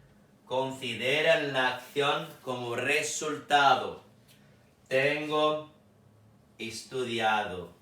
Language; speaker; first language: Spanish; non-native, fluent; Portuguese